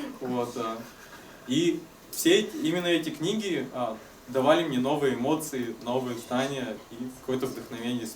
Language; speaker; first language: Russian; native; Russian